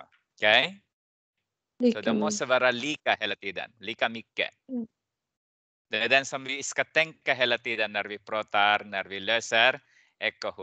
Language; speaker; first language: Swedish; non-native, fluent; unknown